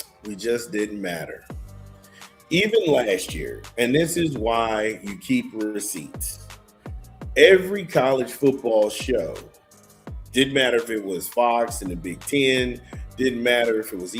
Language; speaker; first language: English; native; English